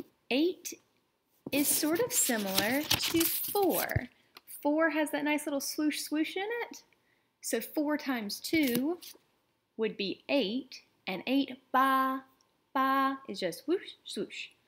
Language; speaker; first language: English; native; English